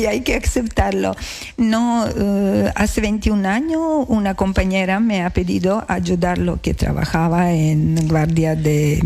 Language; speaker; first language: Spanish; non-native, learner; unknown